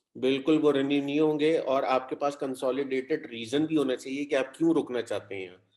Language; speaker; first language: Urdu; native; Urdu